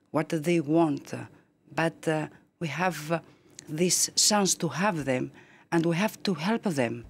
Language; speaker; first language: English; non-native, fluent; Greek